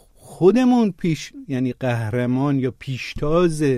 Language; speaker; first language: Persian; non-native, local second language; Azerbaijani